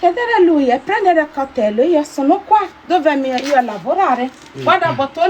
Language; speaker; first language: Italian; non-native, learner; Nigerian Pidgin